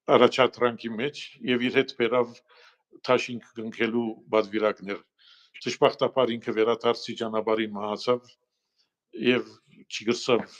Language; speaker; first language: Armenian; early bilingual, heritage; Armenian